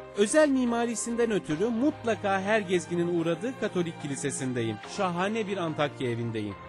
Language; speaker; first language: Turkish; native; Turkish